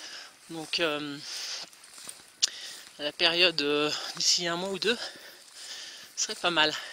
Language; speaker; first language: French; native; French